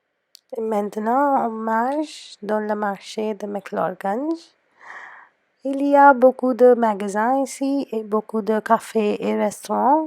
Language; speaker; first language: French; non-native, learner; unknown